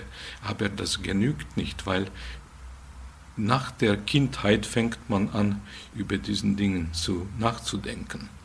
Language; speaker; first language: German; non-native, fluent; Hungarian